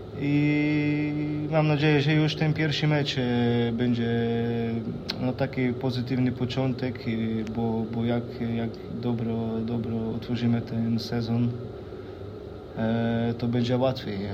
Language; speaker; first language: Polish; non-native, fluent; Slovenian